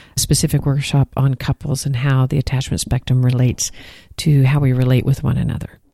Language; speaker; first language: English; native; English